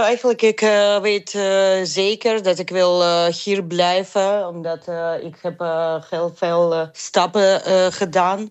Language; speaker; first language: Dutch; non-native, learner; Ukrainian